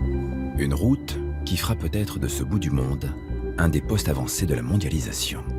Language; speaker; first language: French; native; French